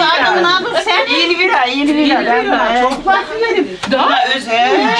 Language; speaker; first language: Turkish; early bilingual, heritage; Turkish